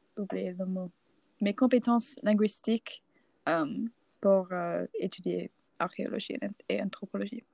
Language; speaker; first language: French; non-native, learner; English